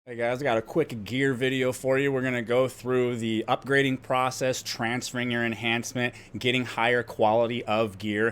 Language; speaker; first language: English; native; English